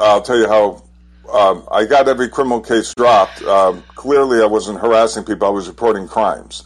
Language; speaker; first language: English; native; English